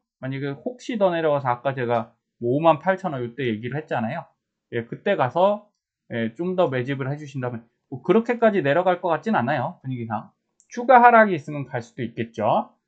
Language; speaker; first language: Korean; native; Korean